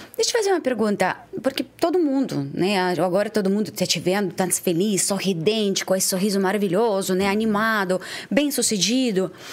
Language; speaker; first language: Portuguese; non-native, fluent; Russian